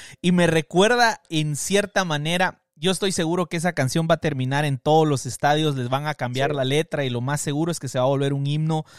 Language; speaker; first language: Spanish; native; Spanish